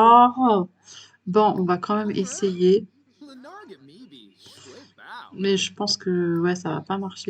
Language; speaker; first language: French; native; French